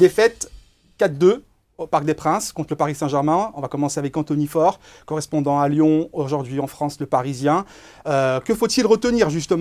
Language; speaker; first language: French; native; French